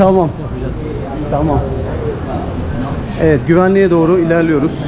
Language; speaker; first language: Turkish; native; Turkish